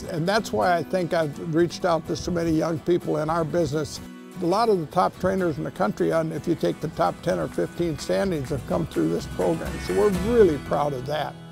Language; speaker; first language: English; native; English